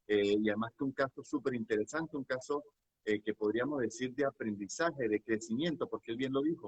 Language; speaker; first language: Spanish; native; Spanish